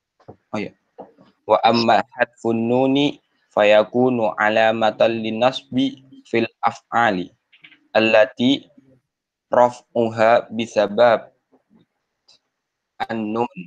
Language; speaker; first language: Arabic; non-native, learner; Indonesian